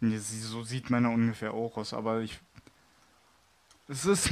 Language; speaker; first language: German; native; German